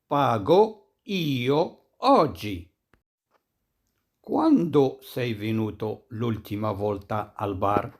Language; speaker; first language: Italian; non-native, fluent; Arabic